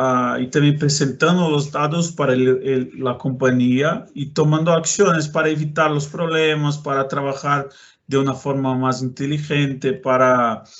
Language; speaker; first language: Spanish; non-native, fluent; Portuguese